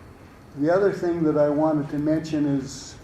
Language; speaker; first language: English; native; English